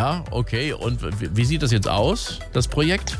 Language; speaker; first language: German; native; German